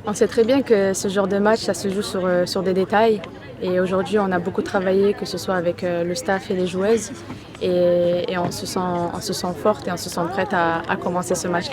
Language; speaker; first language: French; native; French